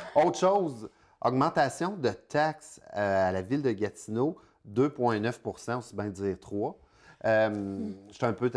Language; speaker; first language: French; native; French